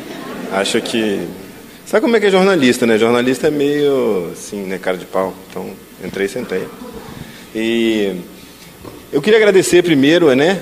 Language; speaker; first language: Portuguese; native; Portuguese